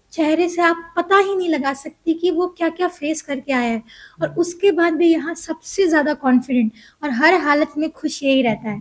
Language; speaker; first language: Hindi; native; Hindi